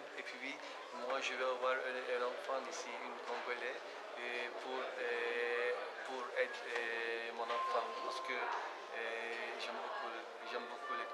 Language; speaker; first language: French; non-native, learner; Turkish